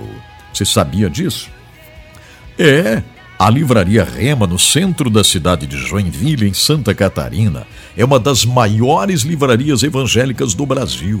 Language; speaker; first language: Portuguese; native; Portuguese